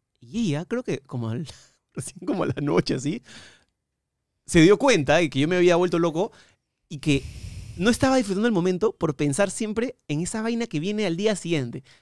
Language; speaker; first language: Spanish; native; Spanish